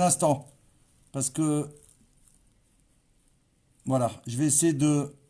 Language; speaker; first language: French; native; French